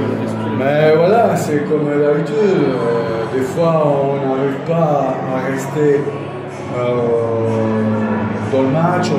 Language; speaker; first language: French; non-native, fluent; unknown